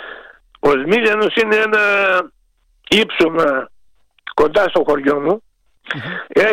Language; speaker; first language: Greek; native; Greek